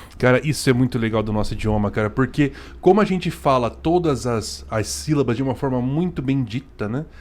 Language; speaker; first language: Portuguese; native; Portuguese